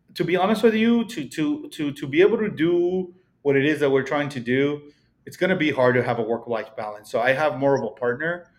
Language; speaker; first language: English; early bilingual, other home language; Spanish